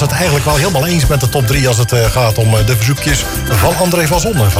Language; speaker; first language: Dutch; native; Dutch